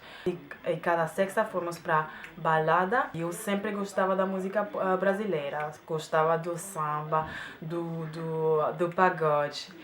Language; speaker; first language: Portuguese; non-native, fluent; German